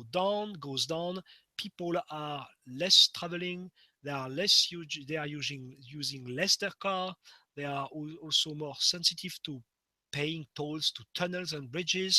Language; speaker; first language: English; non-native, fluent; French